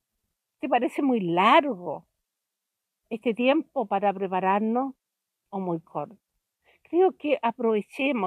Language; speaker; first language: Spanish; native; Spanish